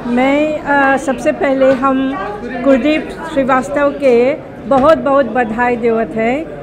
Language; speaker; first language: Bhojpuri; early bilingual, heritage; Bhojpuri